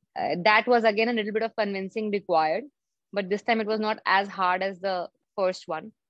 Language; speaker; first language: English; non-native, local second language; Hindi